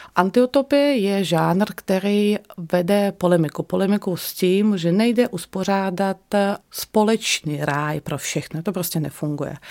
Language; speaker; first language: Czech; non-native, fluent; Russian